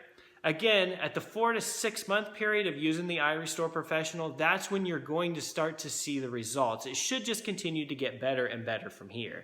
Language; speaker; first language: English; native; English